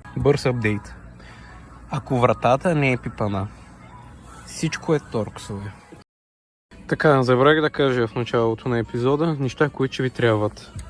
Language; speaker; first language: Bulgarian; native; Bulgarian